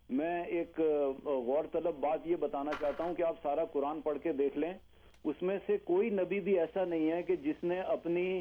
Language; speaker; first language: Urdu; native; Urdu